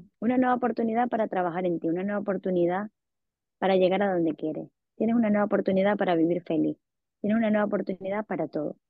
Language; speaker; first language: Spanish; native; Spanish